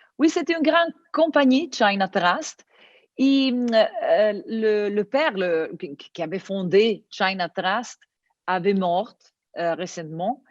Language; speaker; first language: French; non-native, learner; Italian